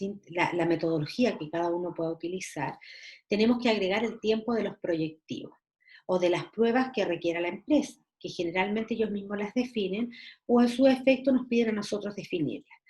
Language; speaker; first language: Spanish; native; Spanish